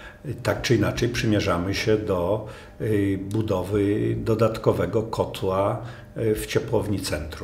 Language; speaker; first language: Polish; native; Polish